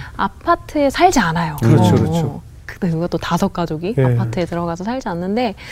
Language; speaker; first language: Korean; non-native, fluent; English